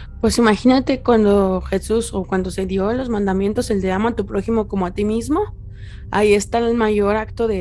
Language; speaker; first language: Spanish; native; Spanish